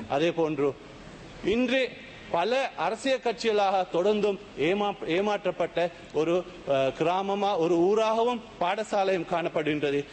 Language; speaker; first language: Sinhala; non-native, local second language; Tamil